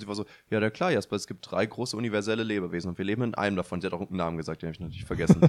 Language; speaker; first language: German; native; German